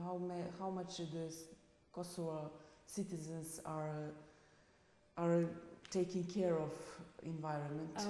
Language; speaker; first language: English; non-native, fluent; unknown